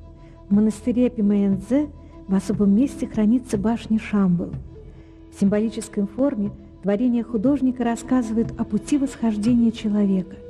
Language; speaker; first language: Russian; native; Russian